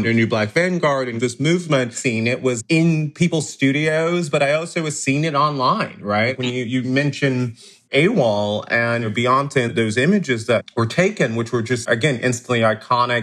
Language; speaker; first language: English; native; English